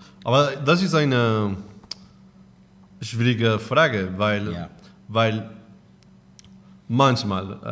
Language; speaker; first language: German; non-native, learner; Spanish